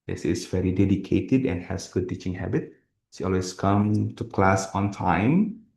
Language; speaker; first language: English; non-native, fluent; Indonesian